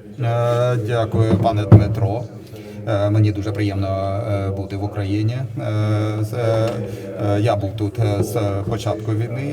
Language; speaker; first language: Ukrainian; non-native, learner; Lithuanian